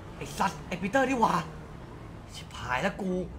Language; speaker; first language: Thai; native; Thai